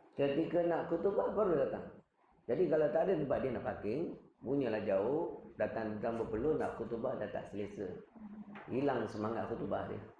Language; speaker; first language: Malay; native; Malay